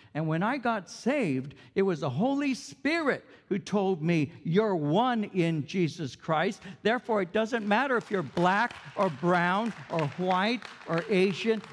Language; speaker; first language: English; early bilingual, other home language; Spanish